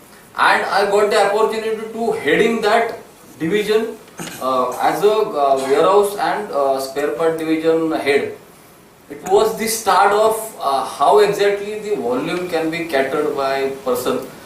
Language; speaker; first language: English; non-native, local second language; Marathi